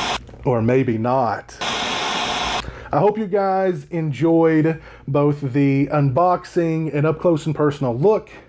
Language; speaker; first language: English; native; English